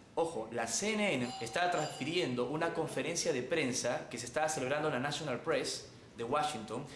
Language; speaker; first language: Spanish; native; Spanish